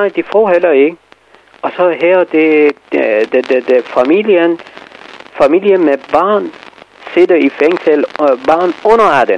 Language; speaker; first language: Danish; non-native, fluent; Persian